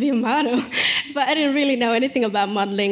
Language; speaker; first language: English; early bilingual, other home language; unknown